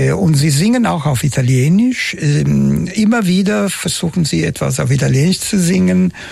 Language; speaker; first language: German; non-native, fluent; Italian